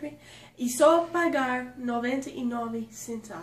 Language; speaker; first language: Portuguese; non-native, fluent; English